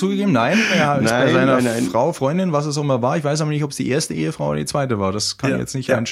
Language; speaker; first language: German; native; German